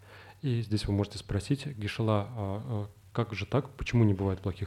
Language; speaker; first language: Russian; native; Russian